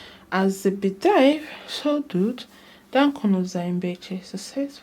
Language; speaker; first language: Dutch; non-native, learner; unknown